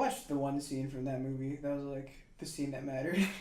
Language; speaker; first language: English; native; English